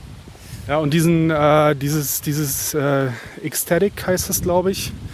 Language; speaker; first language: German; native; German